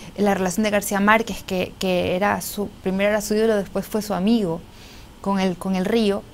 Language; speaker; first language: Spanish; native; Spanish